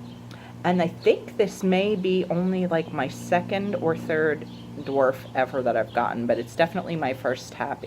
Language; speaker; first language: English; native; English